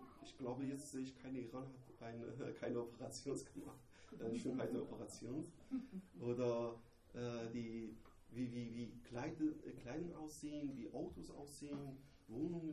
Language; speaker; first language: German; non-native, learner; Persian